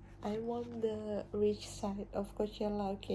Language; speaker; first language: English; non-native, local second language; Indonesian